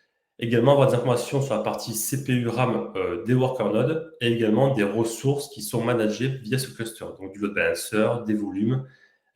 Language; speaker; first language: French; native; French